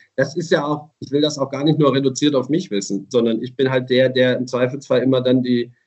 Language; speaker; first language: German; native; German